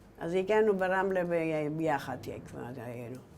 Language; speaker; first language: Hebrew; non-native, learner; Persian